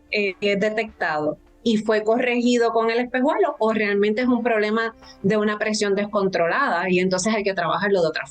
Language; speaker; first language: Spanish; native; Spanish